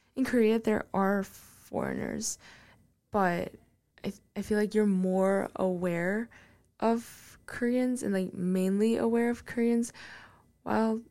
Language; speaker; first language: English; non-native, fluent; Korean